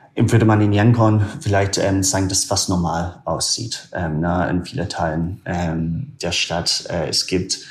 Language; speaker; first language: German; non-native, fluent; English